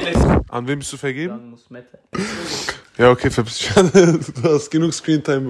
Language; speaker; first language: German; native; German